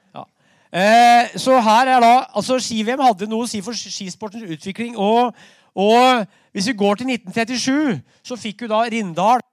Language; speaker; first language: Norwegian; native; Norwegian